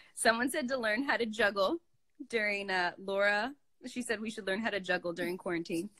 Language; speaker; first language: English; native; English